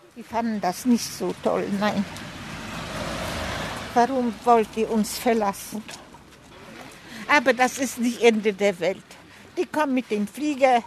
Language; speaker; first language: German; non-native, fluent; Polish